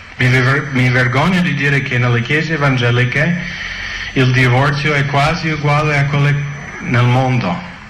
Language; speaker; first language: Italian; non-native, fluent; English